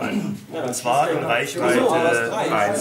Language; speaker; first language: German; native; German